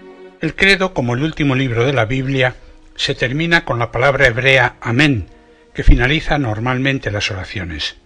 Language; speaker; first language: Spanish; native; Spanish